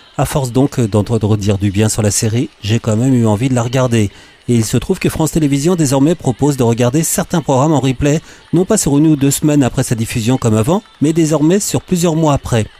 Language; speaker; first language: French; native; French